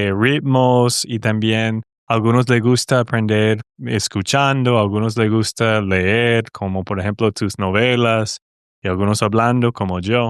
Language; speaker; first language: Spanish; non-native, fluent; English